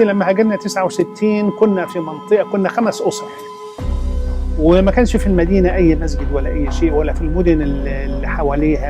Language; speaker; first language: Arabic; native; Arabic